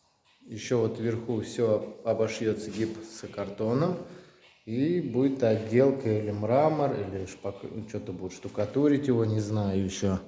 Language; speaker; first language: Russian; native; Russian